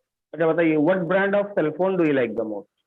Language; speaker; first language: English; non-native, fluent; Hindi